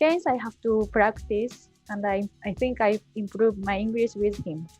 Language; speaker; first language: English; non-native, fluent; Japanese